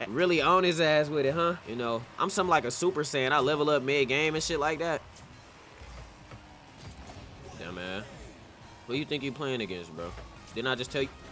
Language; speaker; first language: English; native; English